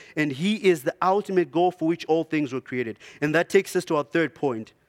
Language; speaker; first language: English; non-native, local second language; Shona